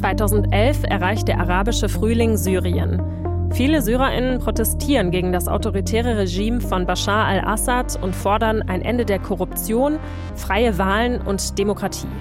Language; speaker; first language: German; native; German